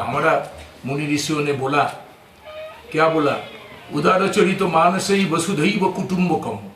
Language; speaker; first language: Hindi; non-native, local second language; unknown